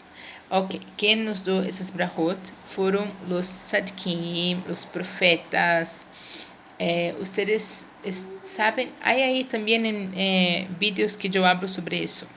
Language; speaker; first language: Spanish; non-native, fluent; Portuguese